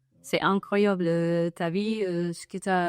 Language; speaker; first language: French; non-native, fluent; English